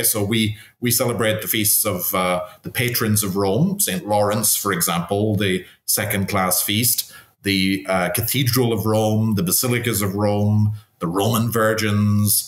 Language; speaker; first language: English; native; English